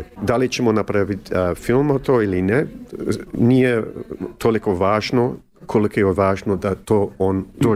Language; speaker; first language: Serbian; early bilingual, heritage; Croatian